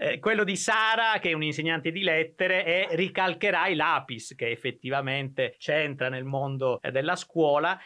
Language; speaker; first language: Italian; native; Italian